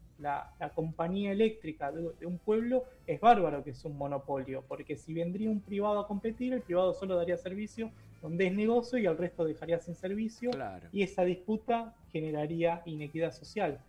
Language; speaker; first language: Spanish; native; Spanish